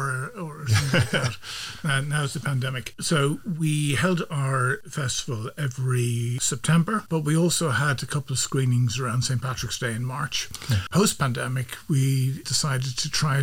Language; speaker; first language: English; native; English